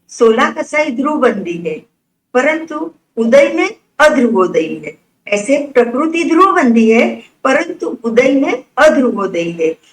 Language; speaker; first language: Hindi; non-native, local second language; Gujarati